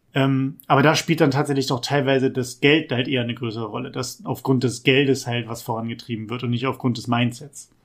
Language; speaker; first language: German; native; German